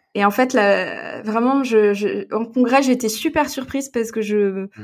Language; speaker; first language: French; native; French